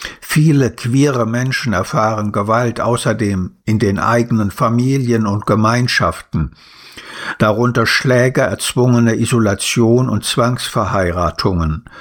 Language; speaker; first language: German; native; German